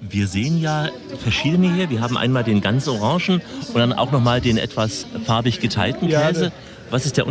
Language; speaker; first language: German; native; German